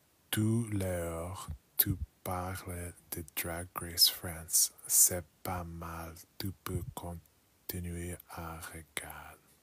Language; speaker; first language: French; non-native, learner; English